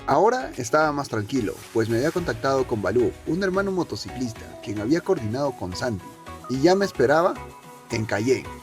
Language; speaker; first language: Spanish; native; Spanish